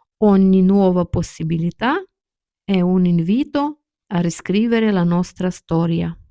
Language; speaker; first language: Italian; non-native, learner; Ukrainian